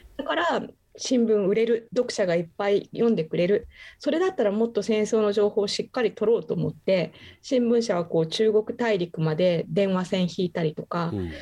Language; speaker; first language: Japanese; native; Japanese